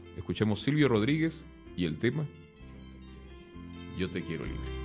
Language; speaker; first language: Spanish; native; Spanish